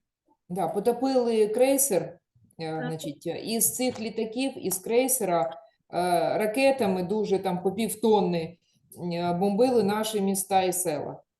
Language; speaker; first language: Ukrainian; native; Ukrainian